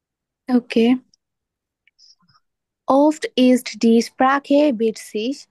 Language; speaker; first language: German; non-native, learner; Bangla